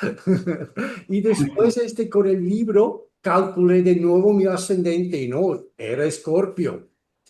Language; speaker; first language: Spanish; non-native, fluent; German